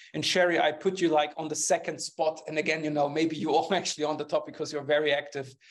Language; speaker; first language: English; non-native, fluent; German